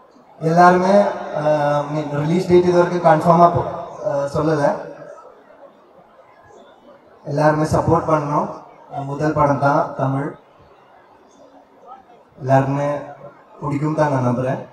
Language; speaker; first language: Tamil; non-native, learner; Malayalam